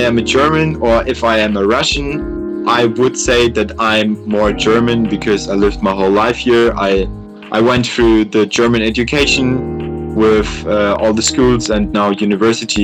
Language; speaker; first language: English; non-native, fluent; German